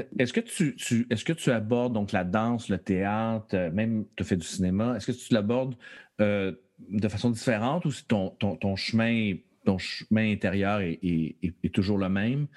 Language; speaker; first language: French; native; French